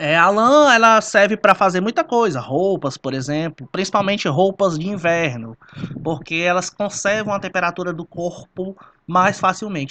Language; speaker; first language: Portuguese; native; Portuguese